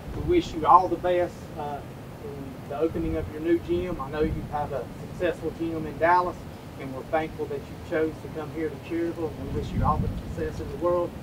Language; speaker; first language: English; native; English